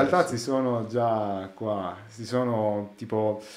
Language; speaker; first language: Italian; non-native, learner; Greek